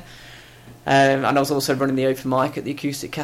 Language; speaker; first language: English; native; English